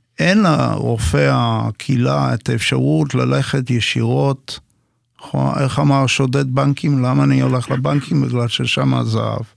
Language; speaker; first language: Hebrew; non-native, fluent; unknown